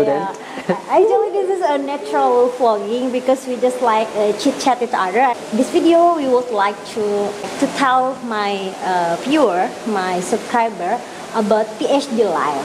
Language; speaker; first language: English; non-native, learner; Indonesian